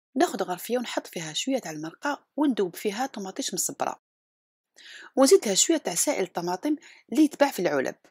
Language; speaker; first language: Arabic; native; Arabic